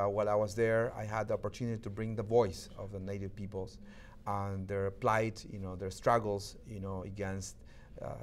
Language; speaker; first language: English; non-native, fluent; Shipibo-Conibo